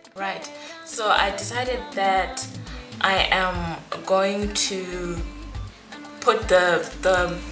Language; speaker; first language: English; non-native, local second language; Shona